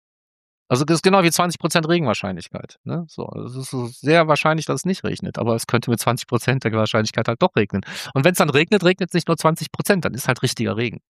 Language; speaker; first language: German; native; German